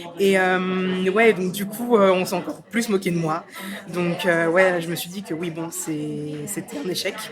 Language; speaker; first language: French; native; French